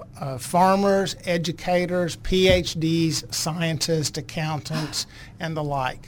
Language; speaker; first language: English; native; English